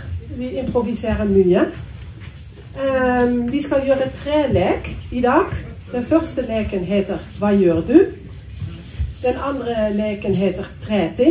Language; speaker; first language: Norwegian; non-native, fluent; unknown